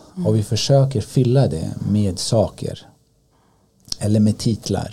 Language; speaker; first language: Swedish; early bilingual, other home language; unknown